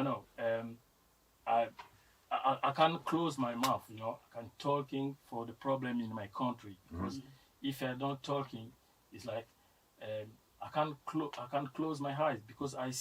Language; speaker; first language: English; non-native, learner; French